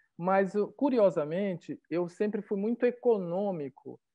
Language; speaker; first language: Portuguese; native; Portuguese